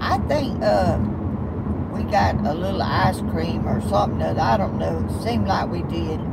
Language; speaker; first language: English; native; English